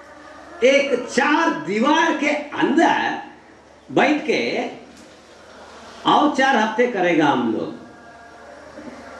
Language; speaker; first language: Hindi; non-native, learner; English